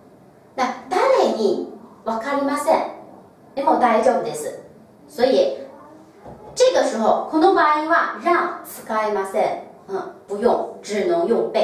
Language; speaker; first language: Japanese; non-native, fluent; Chinese